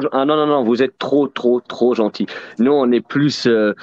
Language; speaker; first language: French; native; French